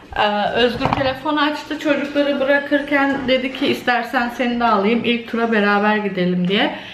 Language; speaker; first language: Turkish; early bilingual, other home language; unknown